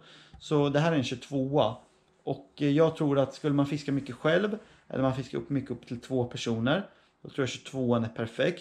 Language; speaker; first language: Swedish; native; Swedish